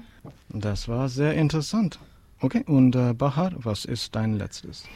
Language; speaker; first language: German; non-native, learner; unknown